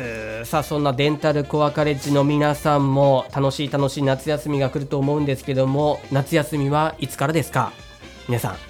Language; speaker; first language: Japanese; native; Japanese